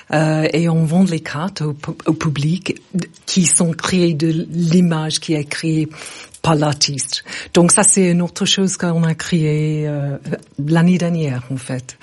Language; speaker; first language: French; non-native, fluent; English